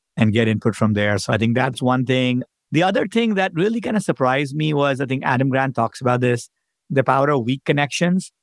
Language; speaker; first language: English; non-native, local second language; Hindi